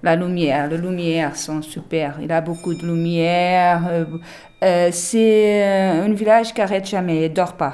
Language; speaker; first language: French; non-native, learner; Portuguese